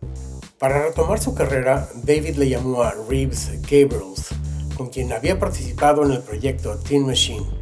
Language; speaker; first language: Spanish; native; Spanish